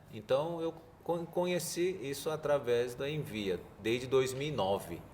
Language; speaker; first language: Portuguese; early bilingual, other home language; Korean